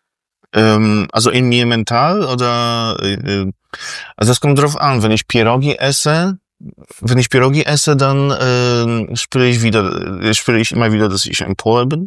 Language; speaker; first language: German; non-native, fluent; Polish